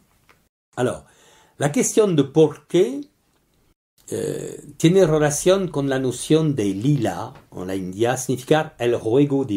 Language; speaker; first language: Spanish; non-native, learner; French